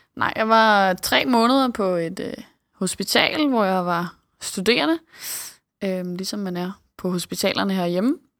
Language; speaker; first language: Danish; native; Danish